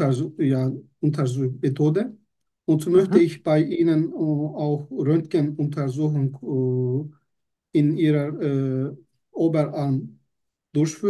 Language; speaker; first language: German; non-native, learner; Turkish